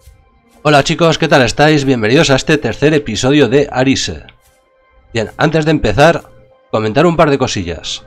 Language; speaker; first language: Spanish; native; Spanish